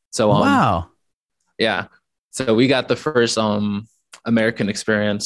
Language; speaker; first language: English; native; English